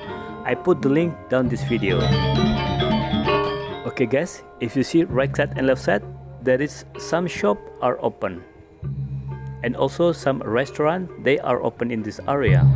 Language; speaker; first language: English; non-native, local second language; Indonesian